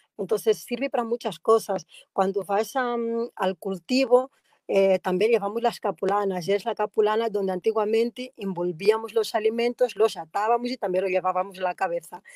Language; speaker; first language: Spanish; non-native, fluent; Portuguese